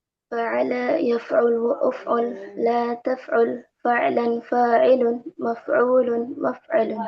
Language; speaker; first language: Arabic; non-native, learner; Indonesian